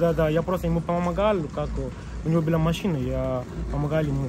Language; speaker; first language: Russian; non-native, fluent; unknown